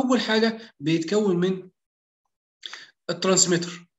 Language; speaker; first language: Arabic; native; Arabic